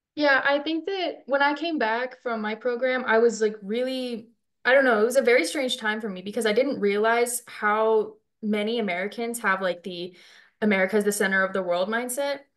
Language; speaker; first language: English; native; English